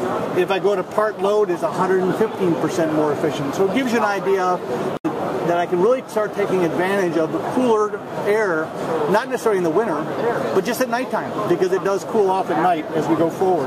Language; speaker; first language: English; native; English